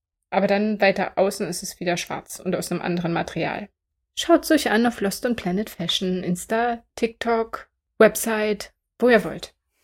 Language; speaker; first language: German; native; German